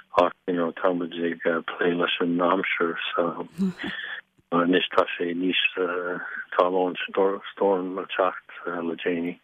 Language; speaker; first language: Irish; non-native, learner; English